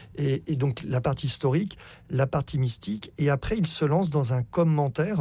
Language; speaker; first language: French; native; French